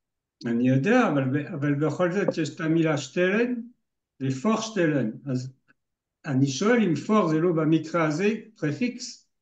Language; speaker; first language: Hebrew; non-native, fluent; French